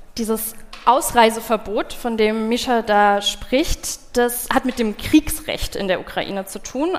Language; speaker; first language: German; early bilingual, other home language; Bulgarian